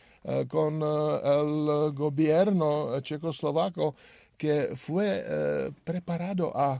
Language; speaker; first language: Spanish; non-native, learner; Czech